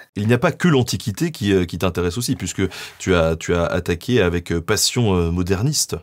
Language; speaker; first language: French; native; French